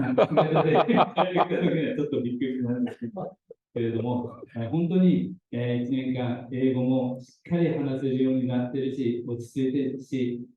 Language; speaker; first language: Japanese; native; Japanese